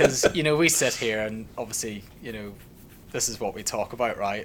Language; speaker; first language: English; native; English